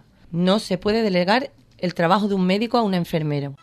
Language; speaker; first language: Spanish; native; Spanish